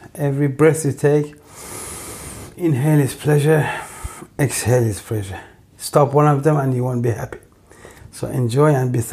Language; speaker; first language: English; non-native, fluent; Persian